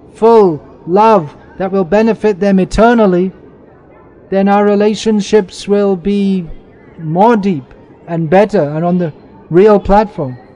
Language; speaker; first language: English; native; English